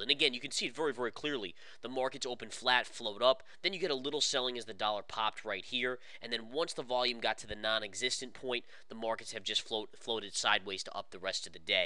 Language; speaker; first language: English; native; English